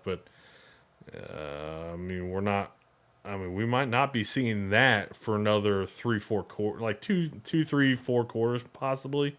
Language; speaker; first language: English; native; English